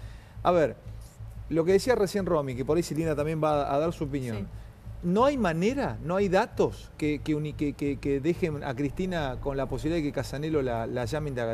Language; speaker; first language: Spanish; native; Spanish